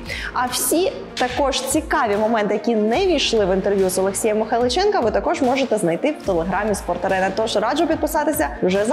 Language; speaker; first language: Ukrainian; native; Ukrainian